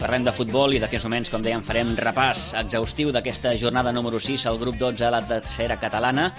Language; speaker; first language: Catalan; native; Catalan